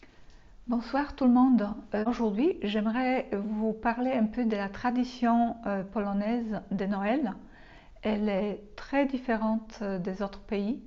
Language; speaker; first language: French; non-native, fluent; Polish